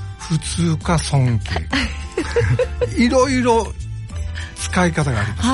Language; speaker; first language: Japanese; native; Japanese